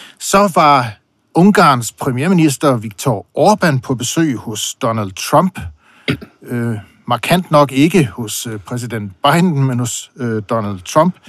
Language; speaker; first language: Danish; native; Danish